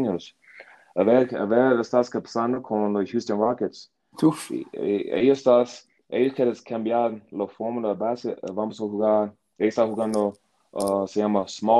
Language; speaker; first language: Spanish; non-native, learner; English